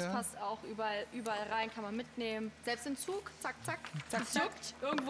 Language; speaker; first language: German; native; German